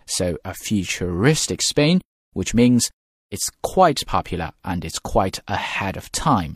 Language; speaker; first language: English; non-native, fluent; Chinese